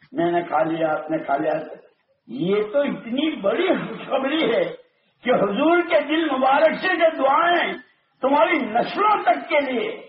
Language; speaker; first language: Urdu; non-native, local second language; Gujarati